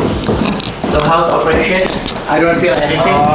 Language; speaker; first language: English; non-native, learner; Indonesian